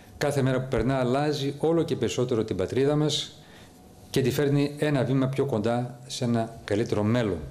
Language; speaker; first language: Greek; early bilingual, heritage; Greek